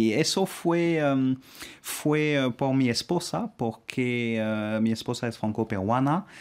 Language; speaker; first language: Spanish; non-native, fluent; French